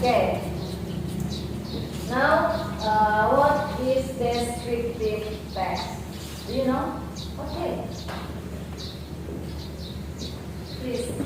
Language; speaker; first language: English; non-native, local second language; Indonesian